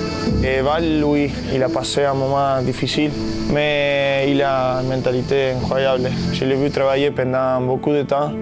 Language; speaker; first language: French; non-native, fluent; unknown